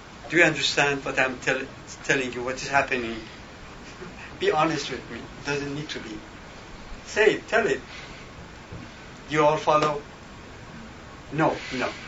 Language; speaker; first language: English; non-native, fluent; Persian